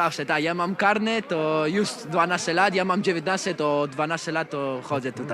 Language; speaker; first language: Polish; early bilingual, heritage; Spanish